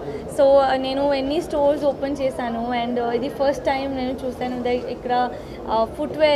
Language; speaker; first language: Telugu; non-native, learner; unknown